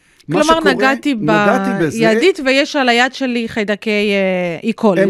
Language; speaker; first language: Hebrew; native; Hebrew